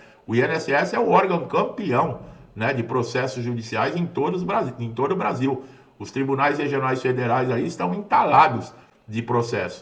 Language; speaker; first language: Portuguese; native; Portuguese